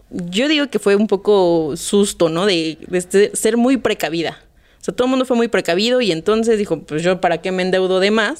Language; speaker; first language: Spanish; native; Spanish